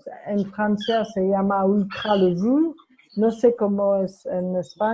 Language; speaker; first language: Spanish; non-native, fluent; French